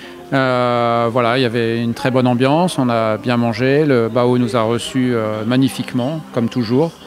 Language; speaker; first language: French; native; French